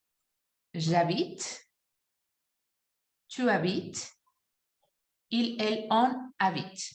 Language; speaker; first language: French; non-native, fluent; Spanish